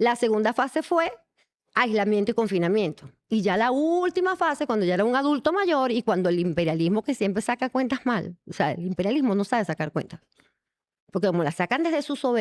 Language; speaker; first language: Spanish; native; Spanish